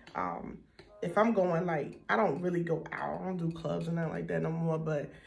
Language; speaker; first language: English; native; English